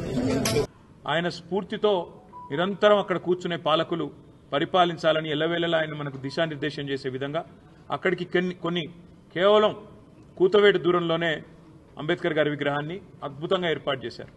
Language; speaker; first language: Telugu; native; Telugu